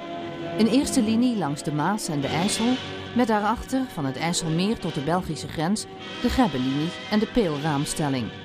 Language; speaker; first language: Dutch; native; Dutch